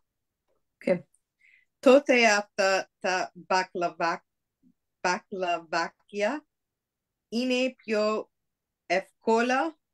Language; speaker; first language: Greek; non-native, learner; English